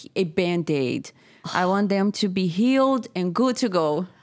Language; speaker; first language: English; non-native, fluent; Portuguese